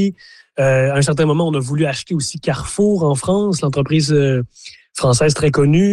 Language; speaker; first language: French; native; French